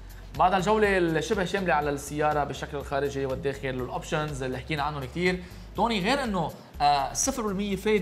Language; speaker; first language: Arabic; native; Arabic